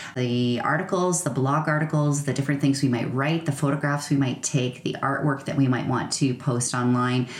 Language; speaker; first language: English; native; English